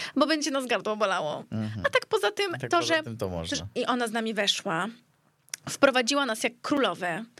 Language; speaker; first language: Polish; early bilingual, heritage; Greek